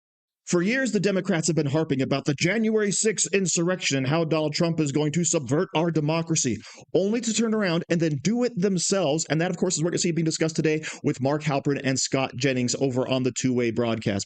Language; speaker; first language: English; native; English